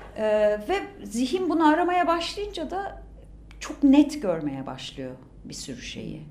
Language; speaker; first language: Turkish; native; Turkish